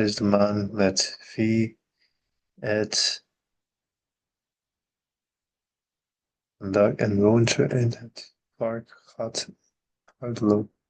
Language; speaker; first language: Dutch; non-native, learner; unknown